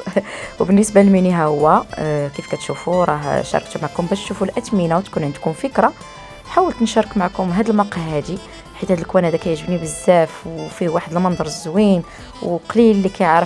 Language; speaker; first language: Arabic; native; Arabic